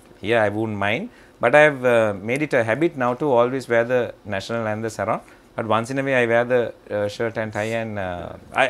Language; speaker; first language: English; non-native, local second language; Sinhala